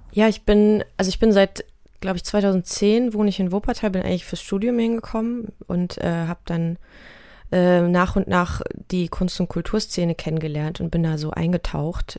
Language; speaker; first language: German; early bilingual, other home language; Russian